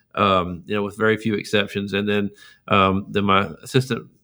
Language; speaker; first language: English; native; English